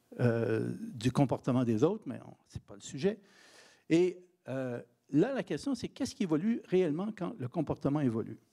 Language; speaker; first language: French; native; French